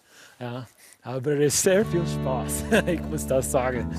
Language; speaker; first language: German; non-native, learner; English